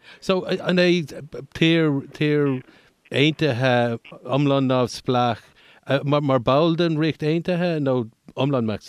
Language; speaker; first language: Irish; non-native, local second language; English